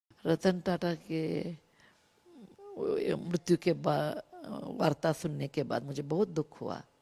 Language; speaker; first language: Hindi; non-native, local second language; Kannada